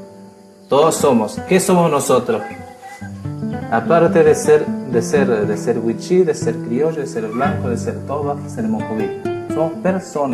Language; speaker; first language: Spanish; non-native, local second language; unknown